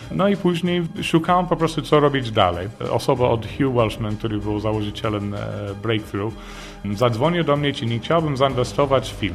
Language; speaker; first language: Polish; non-native, fluent; English